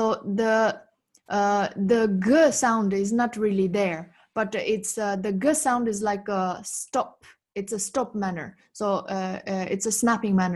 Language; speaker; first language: English; non-native, fluent; Tibetan